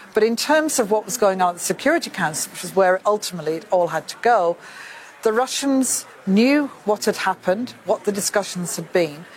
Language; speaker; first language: English; native; English